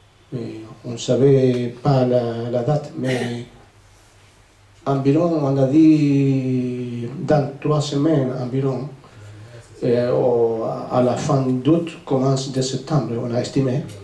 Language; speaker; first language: French; non-native, fluent; Spanish